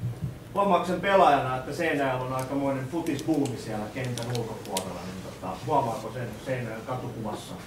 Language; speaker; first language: Finnish; native; Finnish